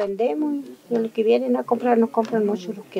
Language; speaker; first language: Spanish; native; Spanish